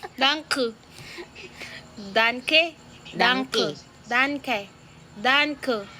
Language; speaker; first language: German; non-native, learner; Filipino